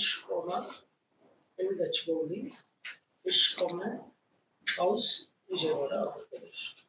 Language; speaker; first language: German; non-native, learner; Telugu